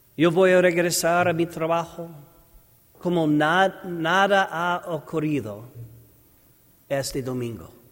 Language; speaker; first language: Spanish; non-native, learner; English